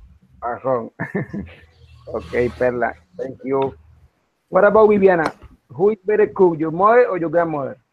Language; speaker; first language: English; non-native, learner; Spanish